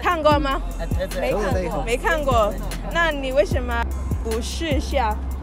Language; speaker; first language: Chinese; non-native, learner; Yoruba